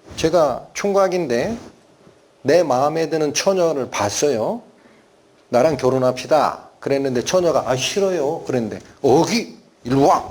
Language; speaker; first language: Korean; native; Korean